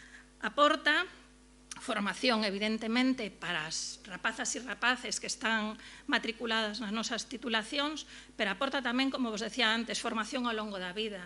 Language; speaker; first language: Galician; native; Galician